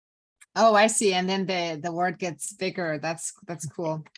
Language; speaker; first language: English; native; English